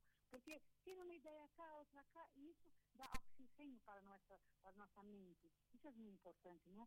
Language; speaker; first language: Spanish; non-native, fluent; Portuguese